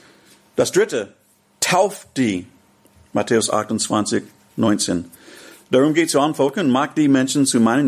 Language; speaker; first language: German; non-native, fluent; English